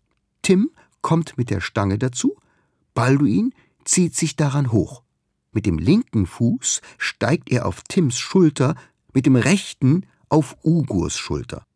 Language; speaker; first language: German; native; German